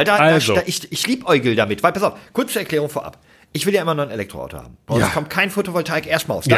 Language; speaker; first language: German; native; German